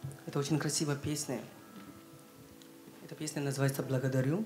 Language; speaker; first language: Russian; non-native, learner; Hindi